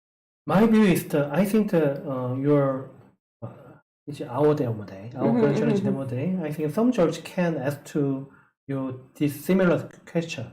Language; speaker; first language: English; non-native, learner; Korean